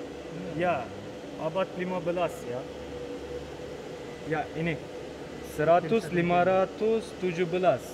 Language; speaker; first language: Indonesian; non-native, fluent; Turkish